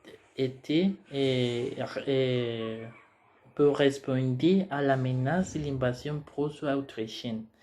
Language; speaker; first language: French; non-native, learner; Spanish